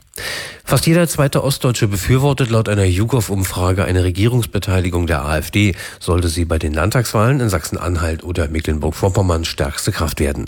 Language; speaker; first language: German; native; German